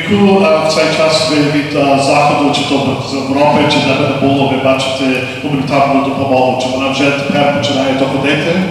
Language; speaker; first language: Ukrainian; early bilingual, heritage; Ukrainian